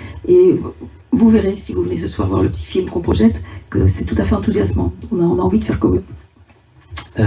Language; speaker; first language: French; native; French